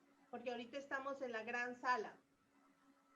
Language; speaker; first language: Spanish; native; Spanish